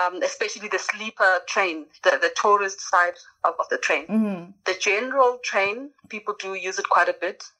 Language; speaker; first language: English; non-native, local second language; Zulu